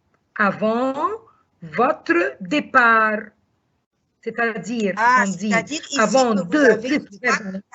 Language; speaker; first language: French; non-native, fluent; Arabic